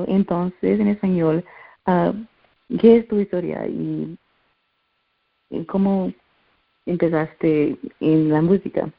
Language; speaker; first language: Spanish; non-native, learner; English